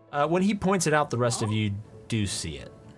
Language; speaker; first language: English; native; English